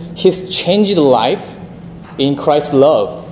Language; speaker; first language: English; non-native, fluent; Korean